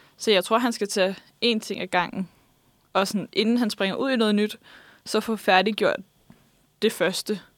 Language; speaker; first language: Danish; native; Danish